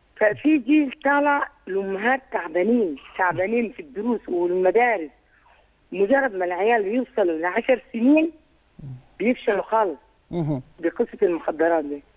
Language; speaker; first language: Egyptian Arabic; non-native, local second language; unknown